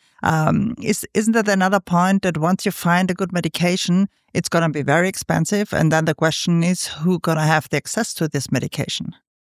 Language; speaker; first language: English; non-native, fluent; German